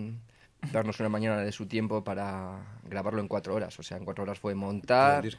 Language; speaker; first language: Spanish; native; Spanish